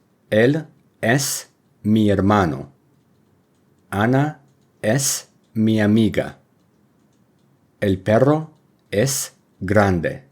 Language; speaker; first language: Spanish; non-native, fluent; English